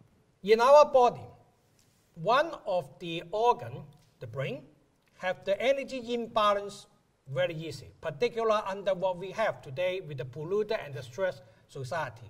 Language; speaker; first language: English; non-native, local second language; Cantonese